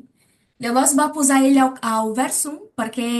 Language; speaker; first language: Catalan; non-native, learner; Portuguese